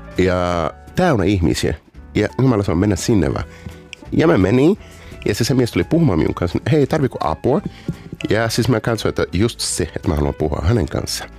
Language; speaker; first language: Finnish; non-native, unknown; Portuguese